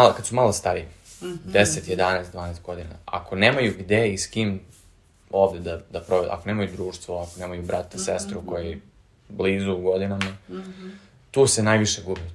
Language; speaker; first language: Serbian; early bilingual, heritage; Serbian